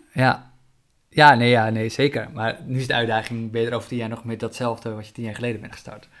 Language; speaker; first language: Dutch; native; Dutch